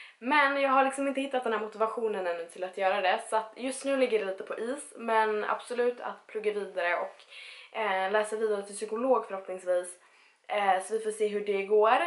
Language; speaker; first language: Swedish; early bilingual, other home language; Spanish